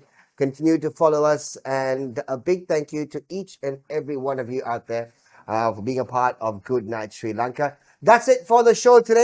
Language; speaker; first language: English; non-native, local second language; Sinhala